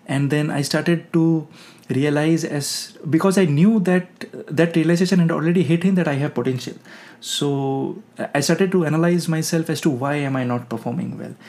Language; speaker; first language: English; non-native, local second language; Hindi